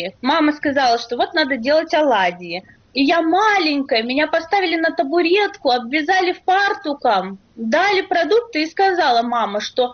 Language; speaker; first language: Russian; native; Russian